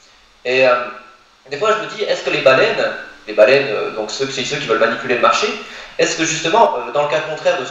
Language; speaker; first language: French; native; French